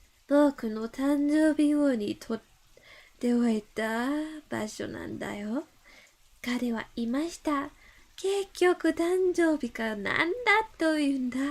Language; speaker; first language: Japanese; non-native, learner; English